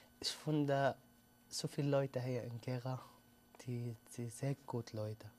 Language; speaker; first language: German; non-native, learner; Arabic